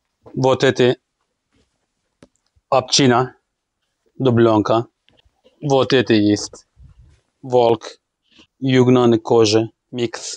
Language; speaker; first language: Russian; non-native, learner; Turkish